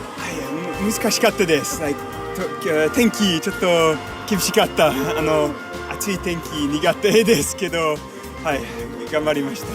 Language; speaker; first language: Japanese; non-native, learner; English